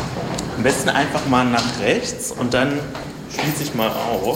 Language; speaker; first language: German; native; German